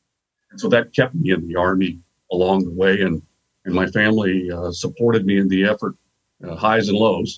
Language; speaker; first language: English; native; English